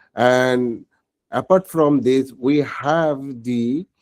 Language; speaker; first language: English; non-native, local second language; Bangla